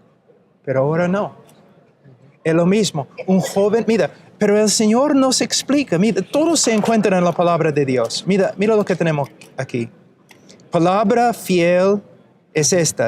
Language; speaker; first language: Spanish; non-native, fluent; English